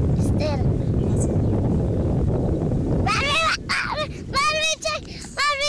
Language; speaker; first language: Turkish; native; Turkish